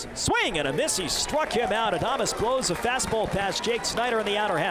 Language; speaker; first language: English; native; English